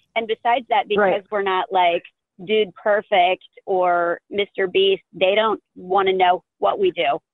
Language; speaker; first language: English; native; English